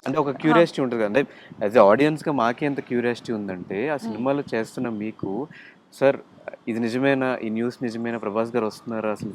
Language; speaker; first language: Telugu; native; Telugu